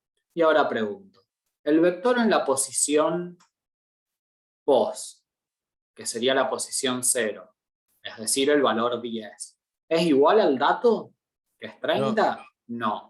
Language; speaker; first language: Spanish; native; Spanish